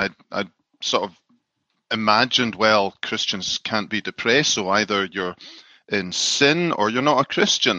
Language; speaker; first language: English; native; English